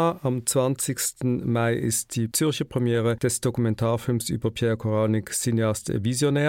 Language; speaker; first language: German; native; German